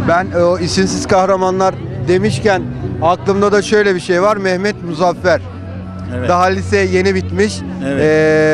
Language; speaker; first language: Turkish; native; Turkish